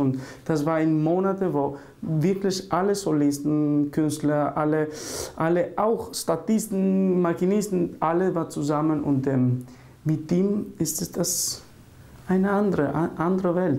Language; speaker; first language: German; non-native, learner; Albanian